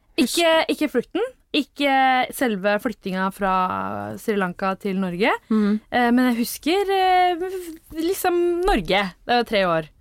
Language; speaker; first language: Norwegian; early bilingual, other home language; Tamil